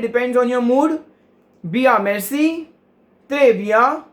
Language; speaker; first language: French; non-native, fluent; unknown